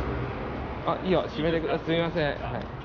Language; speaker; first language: Japanese; non-native, fluent; Chinese